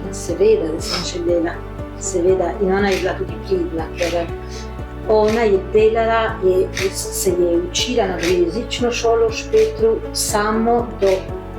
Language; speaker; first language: Slovenian; early bilingual, heritage; Slovenian